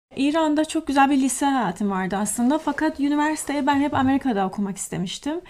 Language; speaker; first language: Turkish; non-native, fluent; Persian